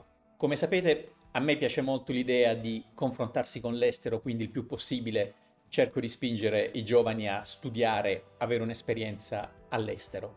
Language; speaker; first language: Italian; native; Italian